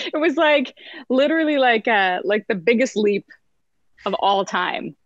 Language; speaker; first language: English; native; English